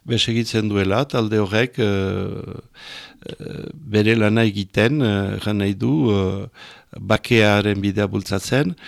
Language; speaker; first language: Basque; native; Basque